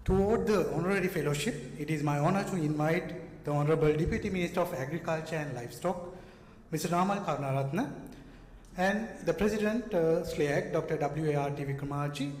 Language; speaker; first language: English; non-native, local second language; Sinhala